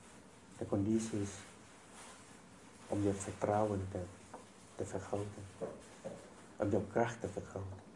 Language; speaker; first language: Dutch; non-native, fluent; Vietnamese